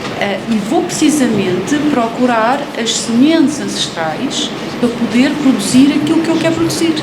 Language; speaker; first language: Portuguese; native; Portuguese